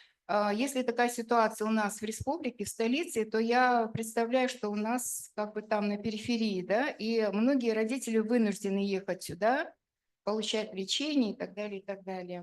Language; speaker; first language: Russian; native; Russian